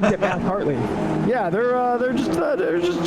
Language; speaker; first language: English; native; English